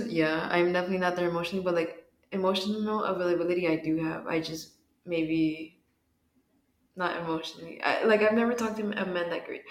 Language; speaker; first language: English; early bilingual, other home language; Spanish